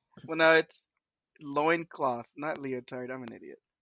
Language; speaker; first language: English; native; English